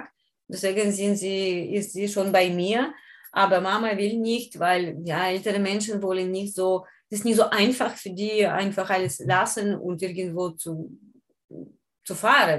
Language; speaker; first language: German; non-native, learner; Ukrainian